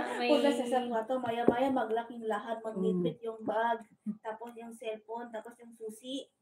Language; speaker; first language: Filipino; non-native, local second language; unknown